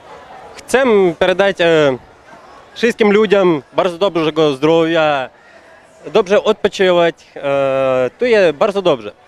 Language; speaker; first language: Polish; non-native, learner; Ukrainian